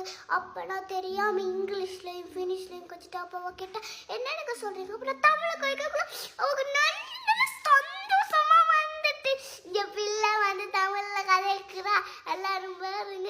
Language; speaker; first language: Tamil; early bilingual, heritage; Tamil